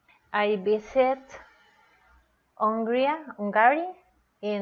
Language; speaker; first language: English; non-native, learner; Spanish